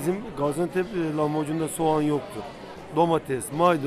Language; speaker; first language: Turkish; native; Turkish